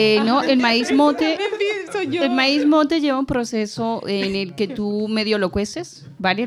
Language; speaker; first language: Spanish; native; Spanish